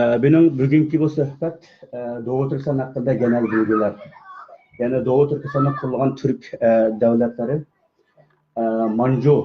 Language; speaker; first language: Turkish; non-native, learner; Uyghur